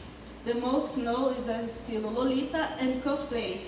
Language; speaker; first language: English; non-native, learner; Portuguese